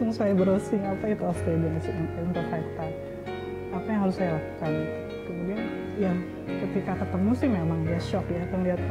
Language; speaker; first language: Indonesian; native; Indonesian